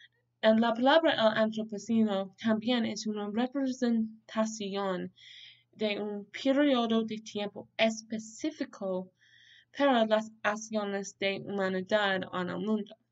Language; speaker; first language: Spanish; non-native, learner; English